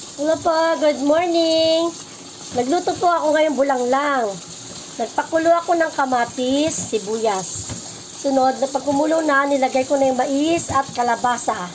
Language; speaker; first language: Filipino; non-native, local second language; Hiligaynon